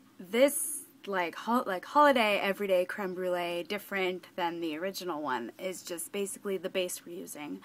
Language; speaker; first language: English; native; English